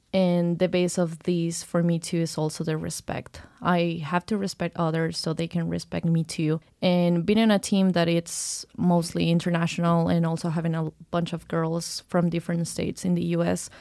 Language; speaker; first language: English; non-native, fluent; Spanish